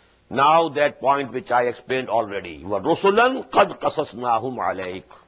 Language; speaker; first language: English; non-native, local second language; Urdu